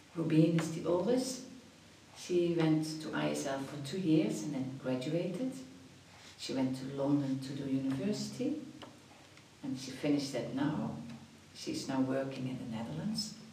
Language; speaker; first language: English; non-native, fluent; Dutch